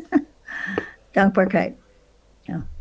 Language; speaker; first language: German; non-native, fluent; English